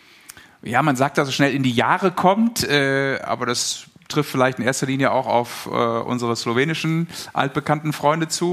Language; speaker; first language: German; native; German